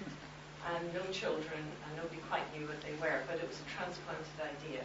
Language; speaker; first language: English; native; English